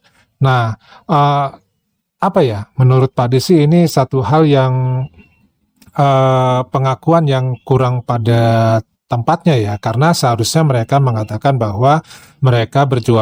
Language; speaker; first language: Indonesian; native; Indonesian